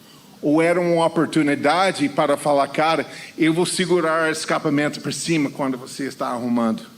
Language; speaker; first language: Portuguese; non-native, fluent; English